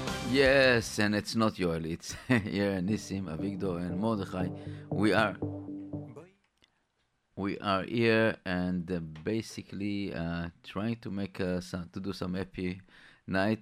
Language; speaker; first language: English; non-native, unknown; Hebrew